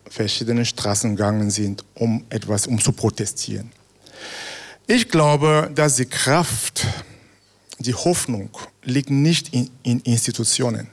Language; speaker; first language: German; non-native, fluent; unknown